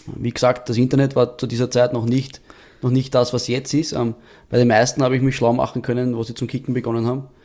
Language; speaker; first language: German; native; German